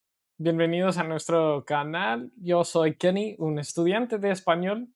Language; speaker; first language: Spanish; non-native, learner; English